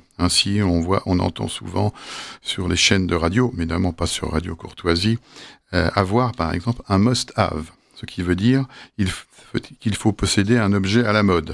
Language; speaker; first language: French; native; French